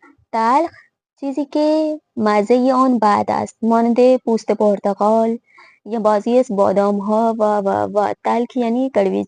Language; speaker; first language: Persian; non-native, fluent; Urdu